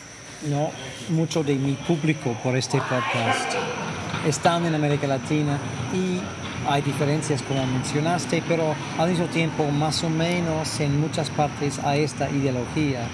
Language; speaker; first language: Spanish; non-native, fluent; English